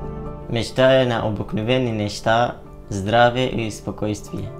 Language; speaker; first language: Bulgarian; non-native, fluent; Arabic